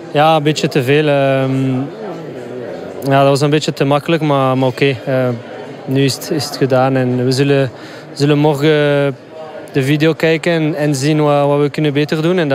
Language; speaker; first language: Dutch; non-native, local second language; French